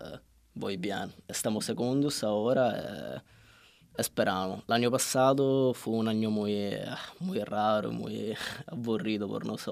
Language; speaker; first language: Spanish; non-native, learner; Italian